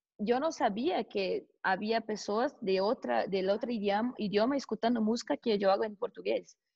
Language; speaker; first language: Spanish; non-native, learner; Portuguese